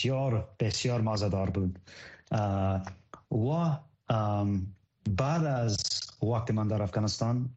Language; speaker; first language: Persian; non-native, learner; English